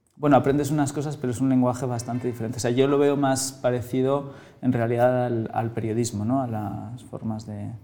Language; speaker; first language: Spanish; native; Spanish